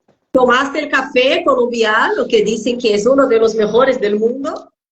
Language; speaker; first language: Spanish; non-native, fluent; Portuguese